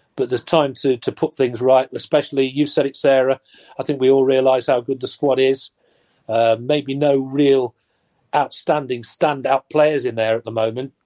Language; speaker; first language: English; native; English